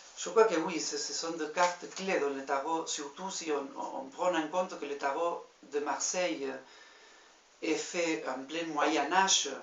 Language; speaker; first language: French; non-native, fluent; Spanish